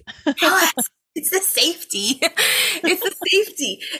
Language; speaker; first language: English; non-native, fluent; Arabic